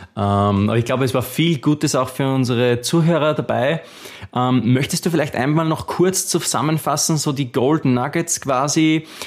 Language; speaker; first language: German; native; German